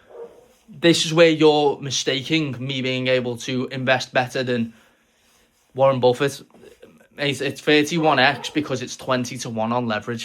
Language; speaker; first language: English; native; English